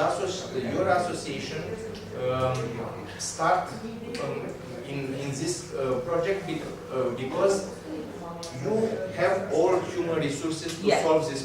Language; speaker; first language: English; non-native, learner; Romanian